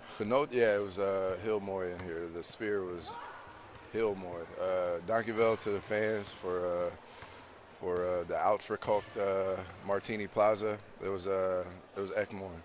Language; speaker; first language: Dutch; non-native, learner; English